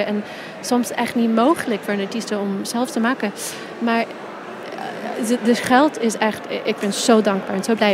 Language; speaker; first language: Dutch; non-native, fluent; English